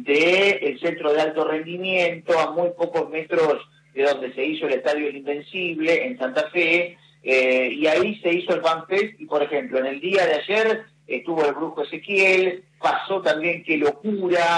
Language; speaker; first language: Spanish; native; Spanish